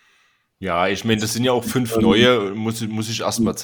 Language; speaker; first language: German; native; German